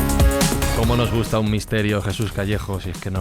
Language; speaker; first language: Spanish; native; Spanish